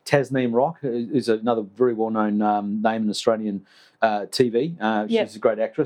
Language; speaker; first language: English; native; English